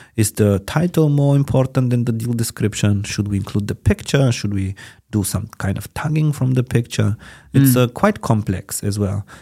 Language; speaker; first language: English; non-native, fluent; Bulgarian